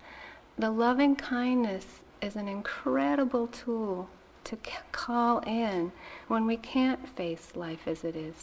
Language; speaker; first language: English; native; English